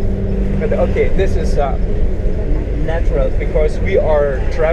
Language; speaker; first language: English; non-native, fluent; German